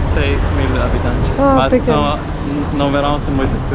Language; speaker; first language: Portuguese; non-native, fluent; Croatian